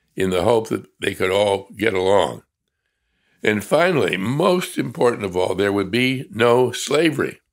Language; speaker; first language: English; native; English